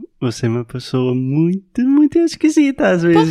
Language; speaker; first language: Portuguese; non-native, fluent; English